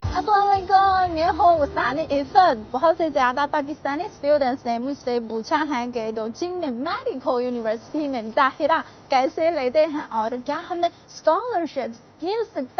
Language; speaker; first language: Hindi; non-native, fluent; Chinese